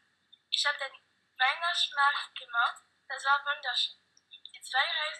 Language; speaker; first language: German; non-native, learner; Danish